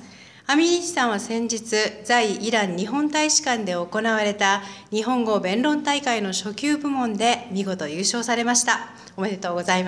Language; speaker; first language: Japanese; native; Japanese